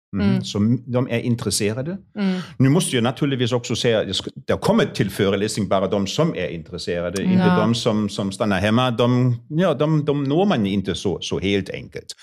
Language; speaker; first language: Swedish; non-native, fluent; German